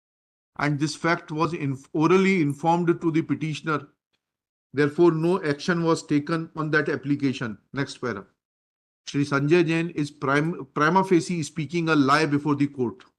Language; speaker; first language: English; non-native, local second language; Hindi